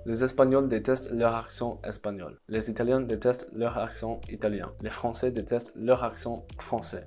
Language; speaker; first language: French; non-native, fluent; English